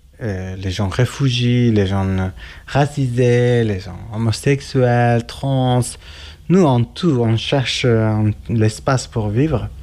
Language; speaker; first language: French; non-native, learner; Kurdish